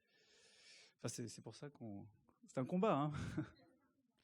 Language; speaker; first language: French; native; French